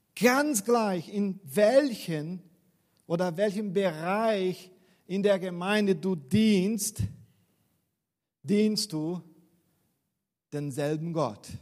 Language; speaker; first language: German; non-native, fluent; Portuguese